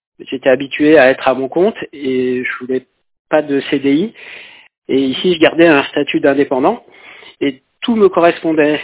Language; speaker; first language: French; native; French